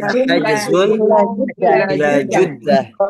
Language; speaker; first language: Arabic; non-native, fluent; Indonesian